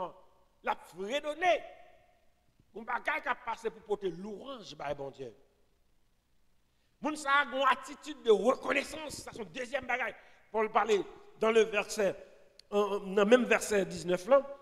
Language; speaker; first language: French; non-native, local second language; Haitian Creole